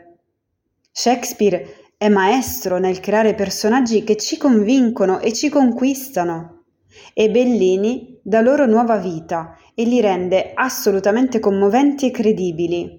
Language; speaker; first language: Italian; native; Italian